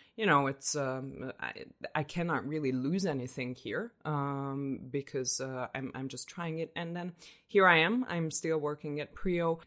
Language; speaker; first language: English; non-native, fluent; Hungarian